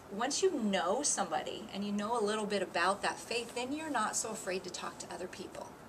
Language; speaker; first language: English; native; English